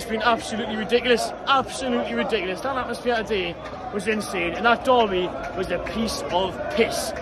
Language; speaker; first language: English; native; English